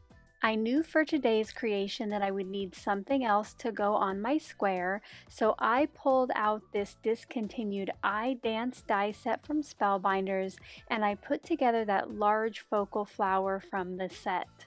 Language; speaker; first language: English; native; English